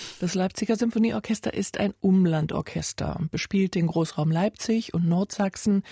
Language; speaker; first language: German; native; German